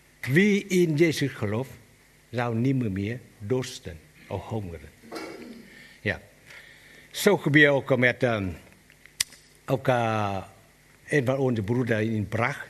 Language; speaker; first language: Dutch; non-native, learner; Vietnamese